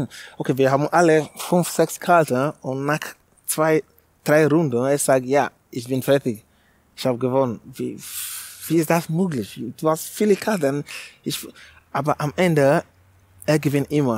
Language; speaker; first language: German; non-native, learner; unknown